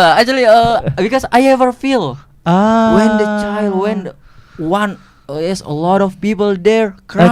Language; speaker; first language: English; non-native, learner; Indonesian